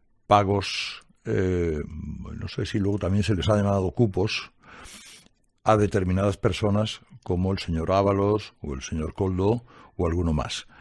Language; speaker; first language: Spanish; native; Spanish